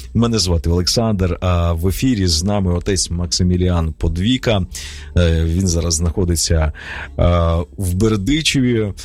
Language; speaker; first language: Ukrainian; native; Ukrainian